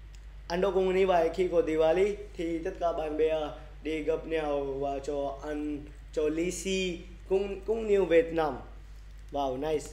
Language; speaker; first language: Vietnamese; non-native, learner; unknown